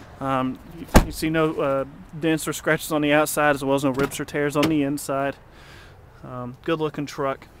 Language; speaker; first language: English; native; English